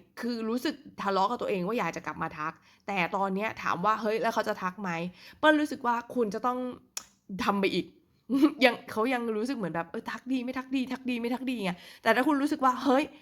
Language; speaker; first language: Thai; native; Thai